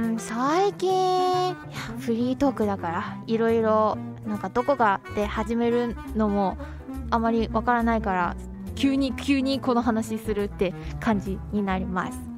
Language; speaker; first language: Japanese; non-native, fluent; Chinese